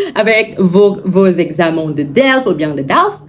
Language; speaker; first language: French; non-native, fluent; Indonesian